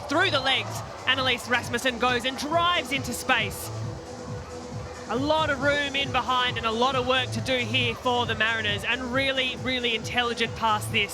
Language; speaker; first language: English; native; English